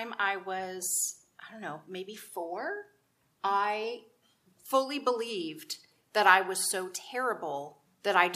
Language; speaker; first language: English; native; English